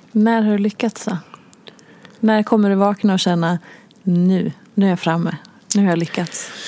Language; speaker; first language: Swedish; native; Swedish